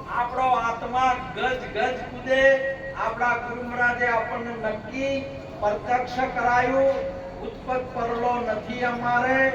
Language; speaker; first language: Gujarati; non-native, local second language; Marwari